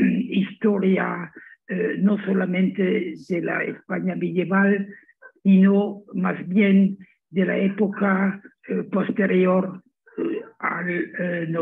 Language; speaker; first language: Spanish; non-native, fluent; German